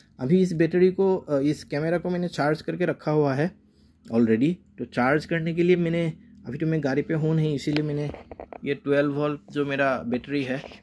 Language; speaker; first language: Hindi; non-native, local second language; Assamese